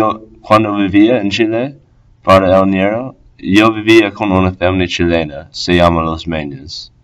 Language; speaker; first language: Spanish; non-native, learner; English